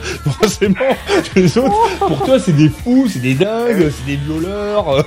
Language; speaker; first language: French; native; French